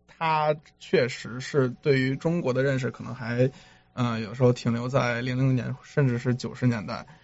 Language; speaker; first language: Chinese; native; Chinese